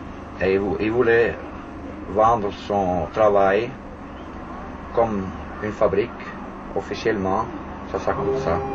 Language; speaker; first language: French; non-native, fluent; German